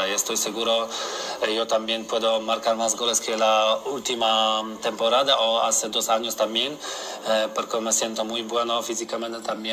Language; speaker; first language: Spanish; non-native, learner; Polish